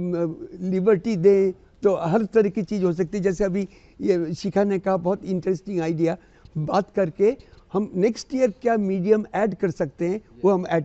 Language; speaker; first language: Hindi; native; Hindi